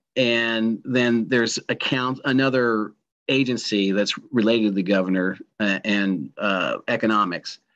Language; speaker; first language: English; native; English